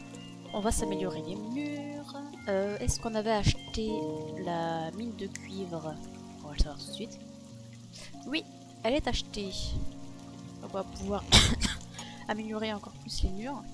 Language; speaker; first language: French; native; French